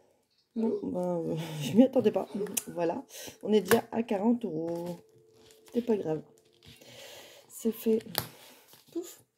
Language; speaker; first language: French; native; French